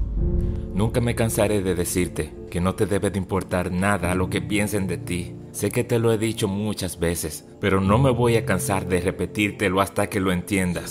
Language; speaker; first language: Spanish; native; Spanish